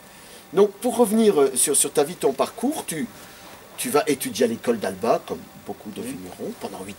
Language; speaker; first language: French; native; French